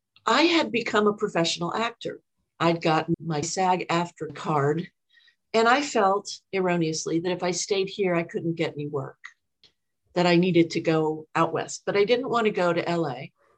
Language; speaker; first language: English; native; English